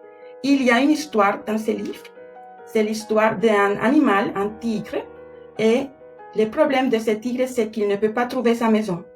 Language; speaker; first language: French; non-native, fluent; Spanish